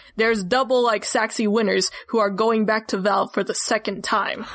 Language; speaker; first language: English; native; English